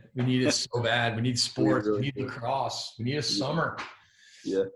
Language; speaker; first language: English; native; English